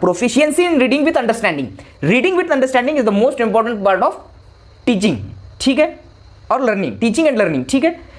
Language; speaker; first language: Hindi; non-native, local second language; Urdu